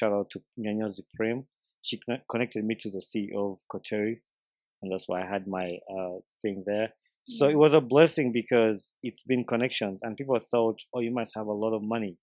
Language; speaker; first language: English; non-native, local second language; Ganda